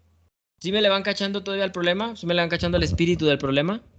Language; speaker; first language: Spanish; native; Spanish